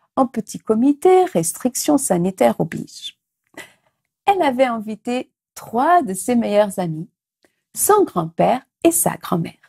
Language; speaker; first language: French; non-native, fluent; Portuguese